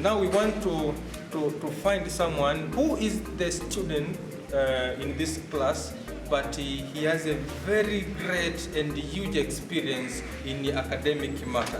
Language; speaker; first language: English; non-native, local second language; Swahili